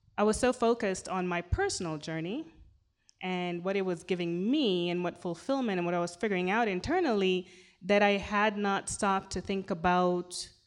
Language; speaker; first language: English; non-native, local second language; Swahili